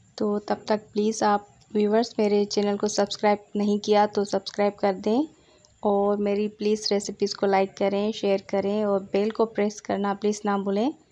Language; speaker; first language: Urdu; non-native, local second language; Sindhi